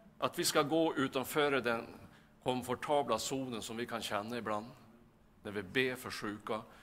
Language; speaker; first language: Swedish; native; Swedish